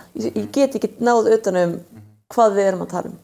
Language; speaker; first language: Icelandic; native; Icelandic